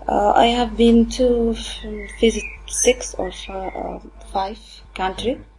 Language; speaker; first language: English; non-native, learner; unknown